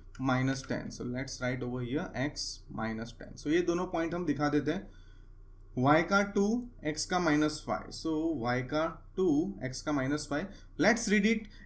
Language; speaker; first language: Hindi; non-native, local second language; Gujarati